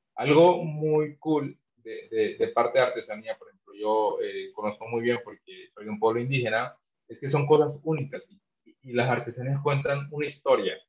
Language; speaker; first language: Spanish; non-native, local second language; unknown